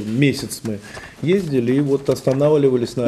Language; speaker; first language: Russian; native; Russian